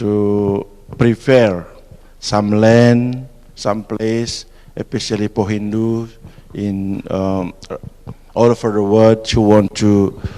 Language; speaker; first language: English; non-native, fluent; Indonesian